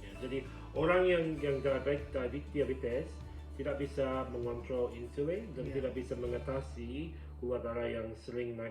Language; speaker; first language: Indonesian; non-native, fluent; English